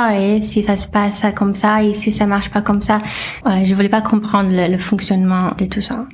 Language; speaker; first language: French; non-native, fluent; English